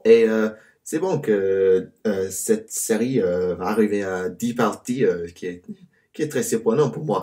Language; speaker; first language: French; non-native, learner; English